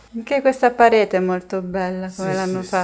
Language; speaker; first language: Italian; native; Italian